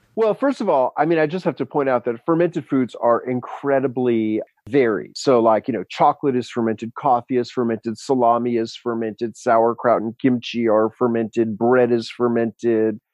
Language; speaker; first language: English; native; English